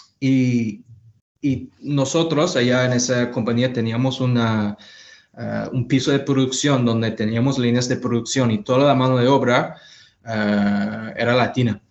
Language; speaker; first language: Spanish; non-native, fluent; English